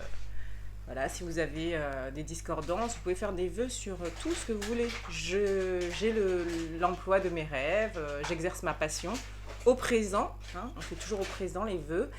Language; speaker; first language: French; native; French